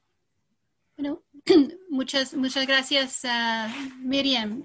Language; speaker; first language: Spanish; non-native, fluent; English